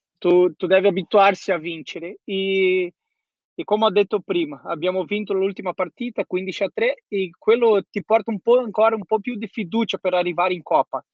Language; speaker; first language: Italian; non-native, fluent; Portuguese